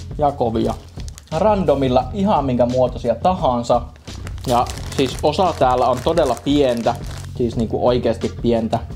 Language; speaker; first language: Finnish; native; Finnish